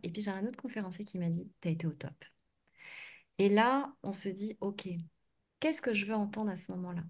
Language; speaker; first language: French; native; French